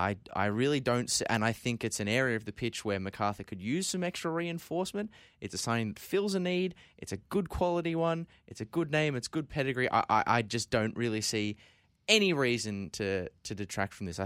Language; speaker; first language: English; native; English